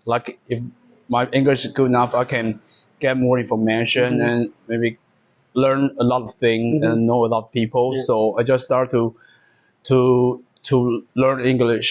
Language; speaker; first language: English; non-native, learner; Chinese